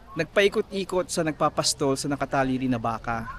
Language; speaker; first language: Filipino; native; Filipino